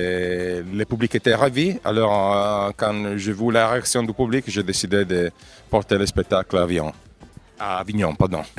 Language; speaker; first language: French; non-native, fluent; Italian